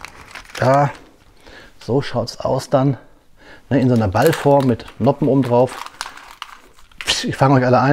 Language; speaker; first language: German; native; German